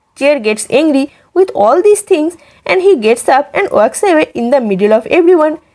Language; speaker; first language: English; non-native, local second language; Hindi